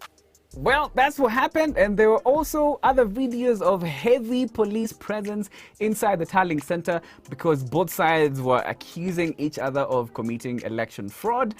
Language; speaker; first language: English; non-native, local second language; Swahili